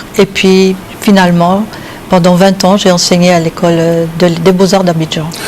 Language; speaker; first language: French; native; French